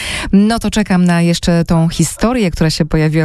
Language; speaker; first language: Polish; native; Polish